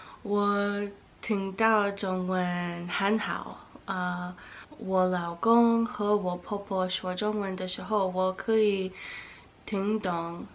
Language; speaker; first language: Chinese; non-native, learner; English